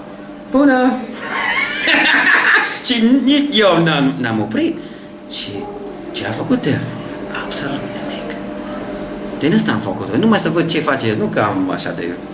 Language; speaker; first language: Romanian; non-native, learner; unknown